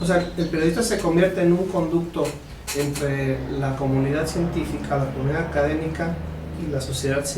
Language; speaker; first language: Spanish; native; Spanish